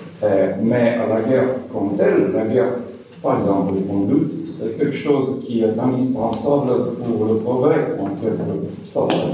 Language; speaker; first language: French; non-native, fluent; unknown